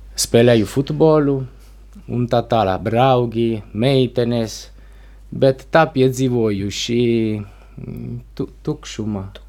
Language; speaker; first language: Latvian; non-native, learner; Italian